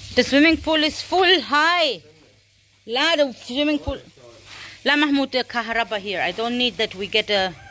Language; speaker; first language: English; non-native, learner; German